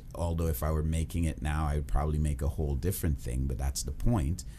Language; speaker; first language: English; early bilingual, other home language; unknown